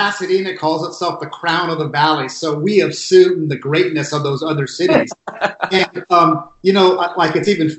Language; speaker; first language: English; native; English